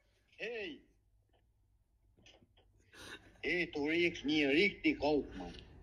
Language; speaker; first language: German; non-native, learner; Albanian